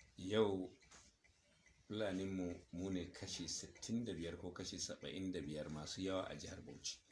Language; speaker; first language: Hausa; non-native, local second language; Fula